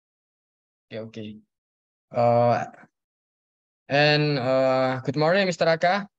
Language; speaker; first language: English; non-native, learner; Indonesian